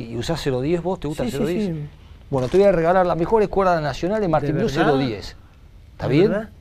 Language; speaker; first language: Spanish; native; Spanish